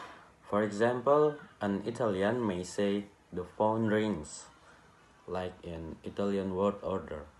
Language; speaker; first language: English; non-native, learner; Indonesian